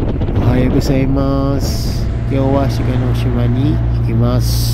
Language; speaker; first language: Japanese; non-native, learner; Bikol